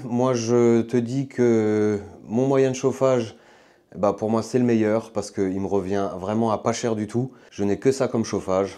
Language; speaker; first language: French; native; French